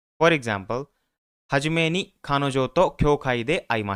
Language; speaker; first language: Japanese; non-native, fluent; Hindi